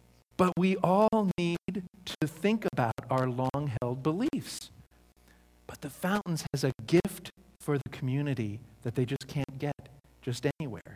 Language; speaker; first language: English; native; English